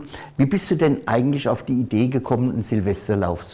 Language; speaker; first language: German; native; German